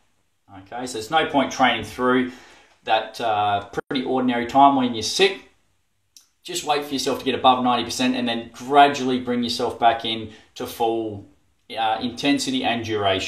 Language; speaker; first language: English; native; English